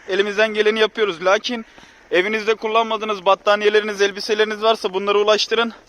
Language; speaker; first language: Turkish; native; Turkish